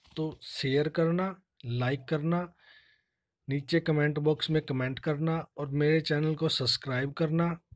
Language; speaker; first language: Hindi; native; Hindi